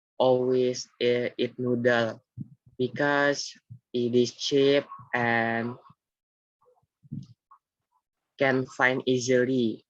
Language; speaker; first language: English; non-native, learner; Indonesian